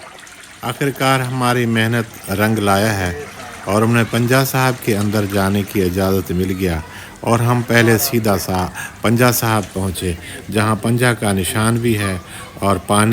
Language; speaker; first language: Hindi; non-native, local second language; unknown